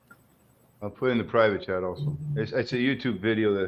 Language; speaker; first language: English; native; English